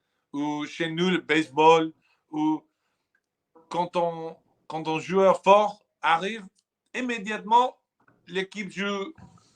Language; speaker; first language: French; non-native, fluent; English